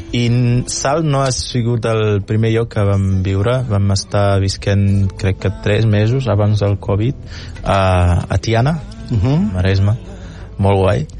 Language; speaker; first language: Catalan; non-native, fluent; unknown